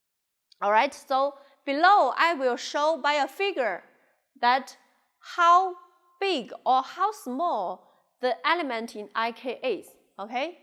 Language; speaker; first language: English; non-native, local second language; Chinese